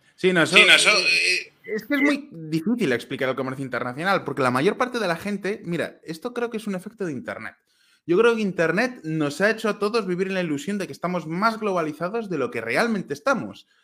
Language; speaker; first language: Spanish; native; Spanish